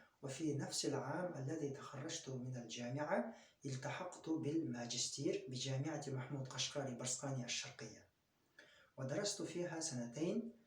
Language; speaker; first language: Arabic; non-native, fluent; Kyrgyz